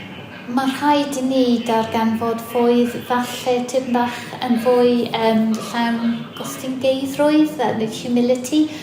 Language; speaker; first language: Welsh; non-native, fluent; English